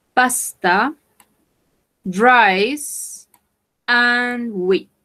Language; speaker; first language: English; non-native, fluent; Spanish